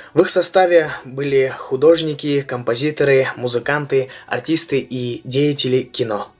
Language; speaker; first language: Russian; non-native, local second language; Kazakh